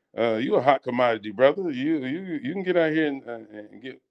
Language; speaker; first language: English; native; English